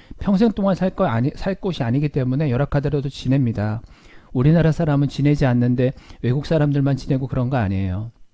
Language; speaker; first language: Korean; native; Korean